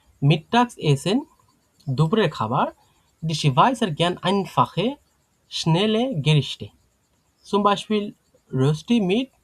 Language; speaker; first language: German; non-native, fluent; Bangla